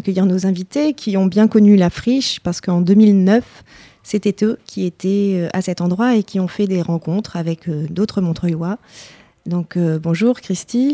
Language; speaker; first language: French; native; French